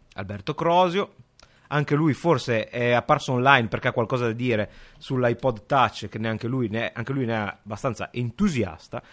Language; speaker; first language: Italian; native; Italian